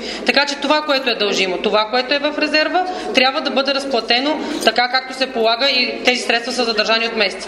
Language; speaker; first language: Bulgarian; native; Bulgarian